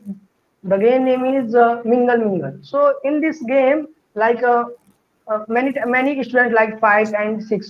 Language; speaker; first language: English; non-native, learner; Hindi